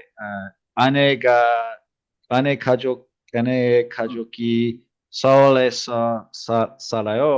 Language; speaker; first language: Korean; non-native, learner; English